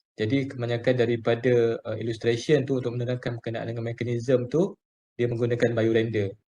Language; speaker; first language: Malay; native; Malay